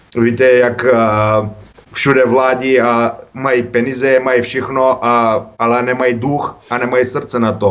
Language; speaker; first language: Czech; non-native, learner; Bulgarian